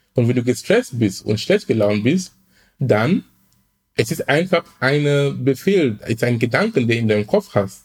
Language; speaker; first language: German; non-native, fluent; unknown